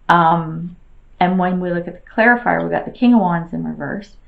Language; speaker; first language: English; native; English